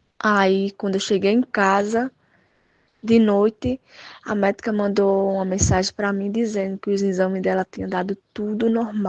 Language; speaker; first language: Portuguese; native; Portuguese